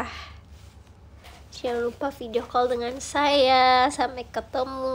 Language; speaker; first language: Indonesian; native; Indonesian